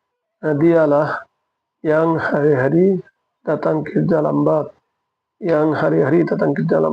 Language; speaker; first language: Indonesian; non-native, fluent; Bangla